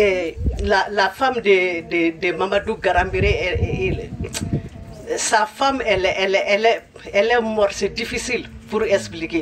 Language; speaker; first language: French; non-native, local second language; Bambara